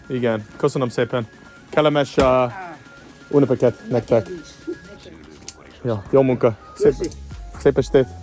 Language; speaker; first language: Hungarian; non-native, learner; English